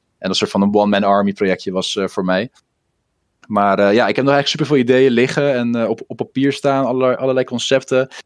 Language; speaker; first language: Dutch; early bilingual, other home language; Russian